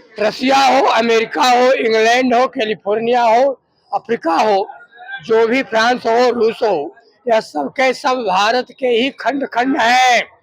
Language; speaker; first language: Hindi; native; Hindi